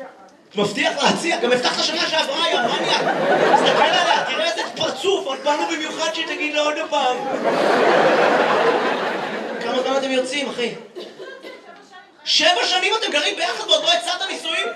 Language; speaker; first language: Hebrew; native; Hebrew